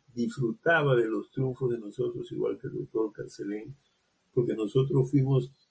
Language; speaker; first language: Spanish; native; Spanish